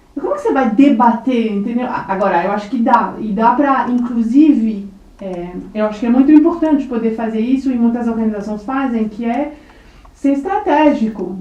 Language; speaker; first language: Portuguese; non-native, fluent; French